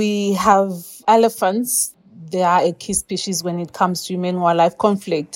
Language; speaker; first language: English; non-native, local second language; Shona